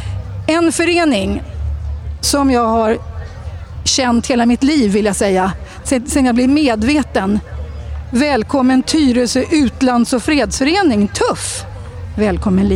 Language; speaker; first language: Swedish; native; Swedish